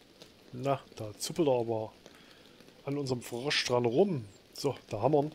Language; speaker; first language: German; native; German